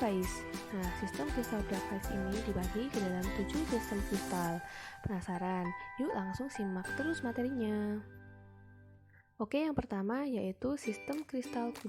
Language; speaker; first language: Indonesian; native; Indonesian